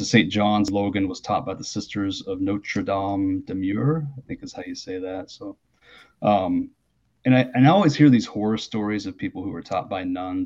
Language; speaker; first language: English; native; English